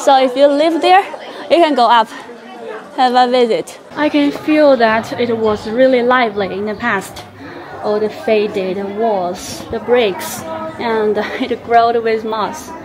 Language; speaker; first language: English; non-native, fluent; Chinese